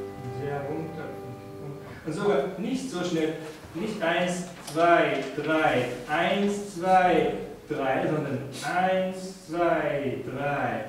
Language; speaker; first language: German; non-native, fluent; Japanese